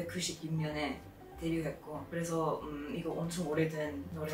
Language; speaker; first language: Korean; non-native, fluent; English